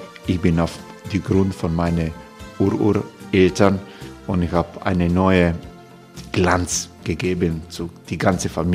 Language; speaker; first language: German; non-native, fluent; Croatian